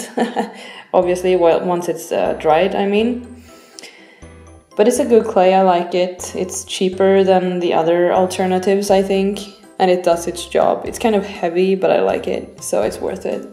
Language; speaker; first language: English; non-native, fluent; Swedish